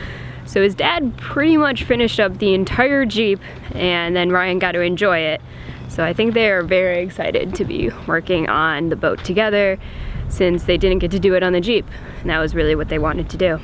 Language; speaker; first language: English; native; English